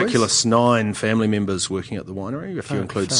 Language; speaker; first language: English; native; English